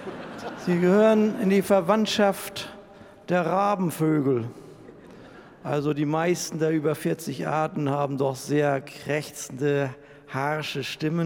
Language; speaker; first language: German; native; German